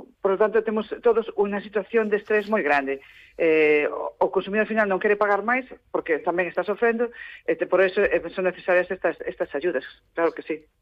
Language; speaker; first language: Galician; non-native, local second language; Spanish